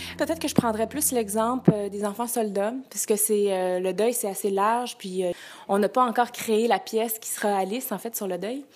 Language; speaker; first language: French; native; French